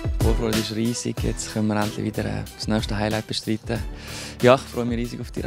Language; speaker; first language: German; native; German